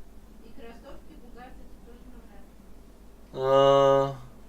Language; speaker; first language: Russian; native; Russian